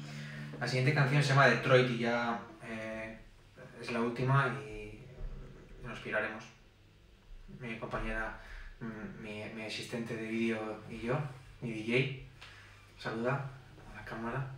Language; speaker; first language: Spanish; native; Spanish